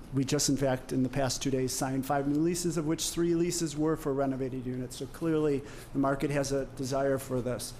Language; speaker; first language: English; native; English